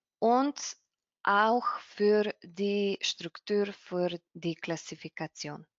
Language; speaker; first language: German; non-native, fluent; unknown